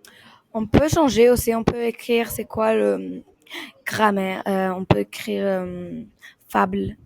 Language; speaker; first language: French; non-native, learner; Arabic